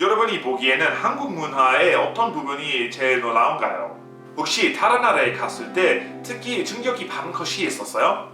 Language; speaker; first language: Korean; non-native, fluent; English